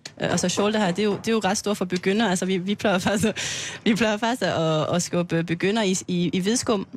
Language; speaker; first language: Danish; non-native, fluent; French